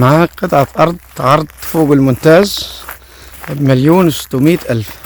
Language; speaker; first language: Arabic; native; Arabic